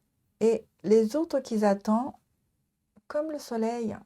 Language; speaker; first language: French; non-native, learner; Japanese